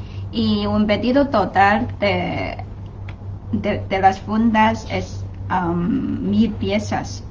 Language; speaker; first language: Spanish; non-native, fluent; Chinese